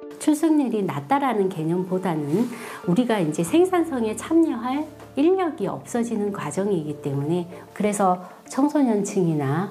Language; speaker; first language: Korean; native; Korean